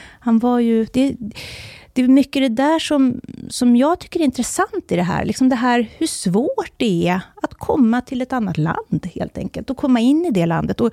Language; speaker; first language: Swedish; native; Swedish